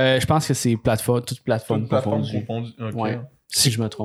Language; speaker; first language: French; native; French